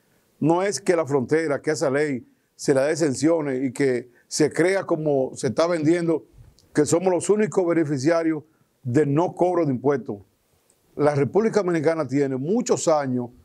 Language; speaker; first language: Spanish; native; Spanish